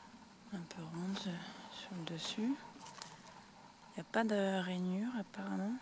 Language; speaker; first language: French; native; French